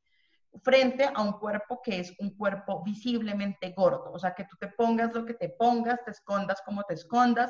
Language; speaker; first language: Spanish; native; Spanish